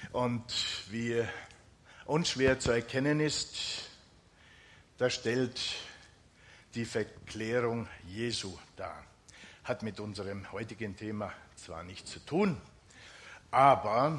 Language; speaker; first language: German; non-native, fluent; Finnish